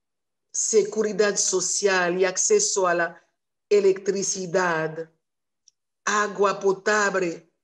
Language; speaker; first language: Spanish; non-native, learner; Haitian Creole